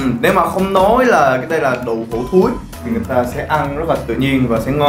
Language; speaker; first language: Vietnamese; non-native, fluent; Korean